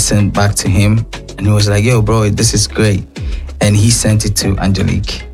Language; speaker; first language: English; non-native, local second language; Akan